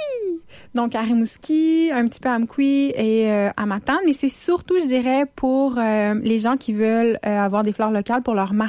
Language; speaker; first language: French; native; French